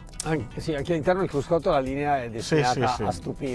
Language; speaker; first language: Italian; native; Italian